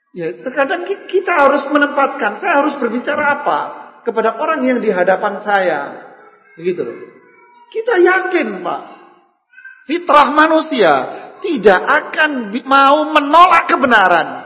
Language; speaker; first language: Indonesian; non-native, local second language; Javanese